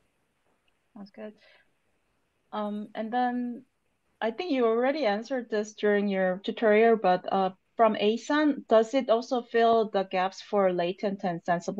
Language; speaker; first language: English; non-native, fluent; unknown